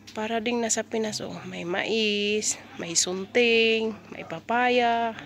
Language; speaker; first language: Filipino; non-native, local second language; Cebuano